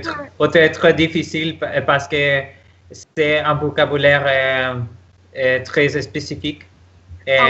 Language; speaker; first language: French; non-native, learner; Spanish